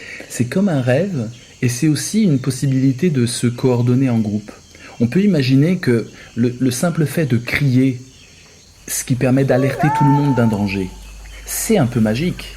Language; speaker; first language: French; native; French